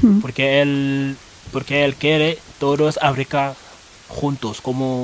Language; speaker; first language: Spanish; non-native, learner; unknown